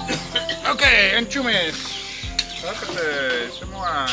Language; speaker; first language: Indonesian; non-native, learner; Dutch